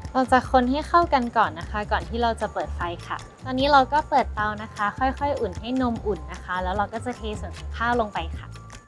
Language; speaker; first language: Thai; native; Thai